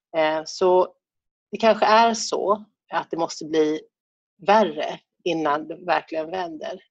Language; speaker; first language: Swedish; native; Swedish